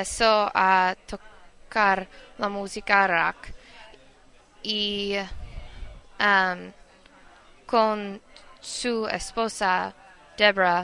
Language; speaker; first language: Spanish; non-native, learner; English